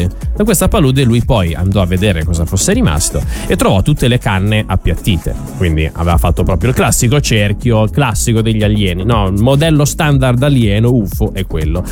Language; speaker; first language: Italian; native; Italian